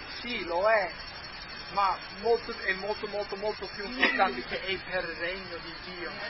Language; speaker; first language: Italian; non-native, fluent; English